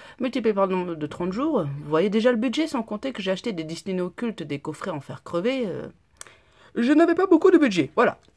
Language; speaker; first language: French; native; French